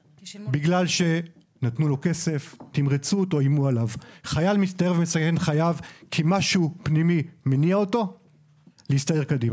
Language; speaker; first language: Hebrew; native; Hebrew